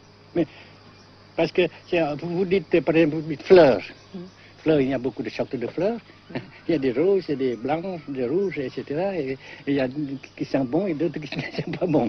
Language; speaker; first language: French; non-native, local second language; Vietnamese